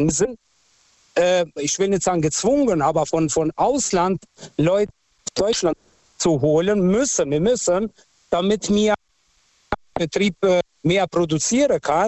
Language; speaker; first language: German; non-native, local second language; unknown